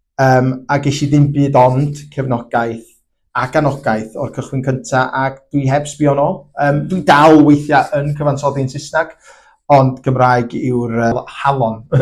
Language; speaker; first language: Welsh; non-native, local second language; English